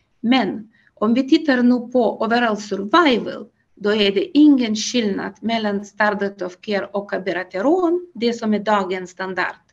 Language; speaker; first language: Swedish; non-native, fluent; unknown